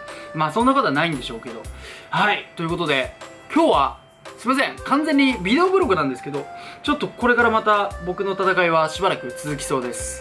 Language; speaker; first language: Japanese; native; Japanese